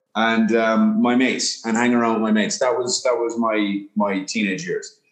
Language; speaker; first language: English; native; English